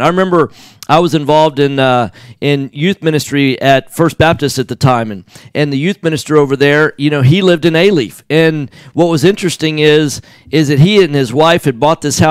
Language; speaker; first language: English; native; English